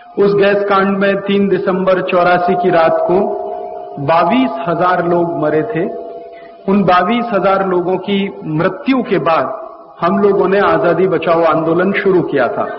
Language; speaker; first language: Hindi; native; Hindi